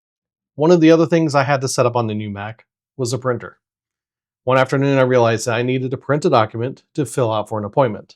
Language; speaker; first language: English; native; English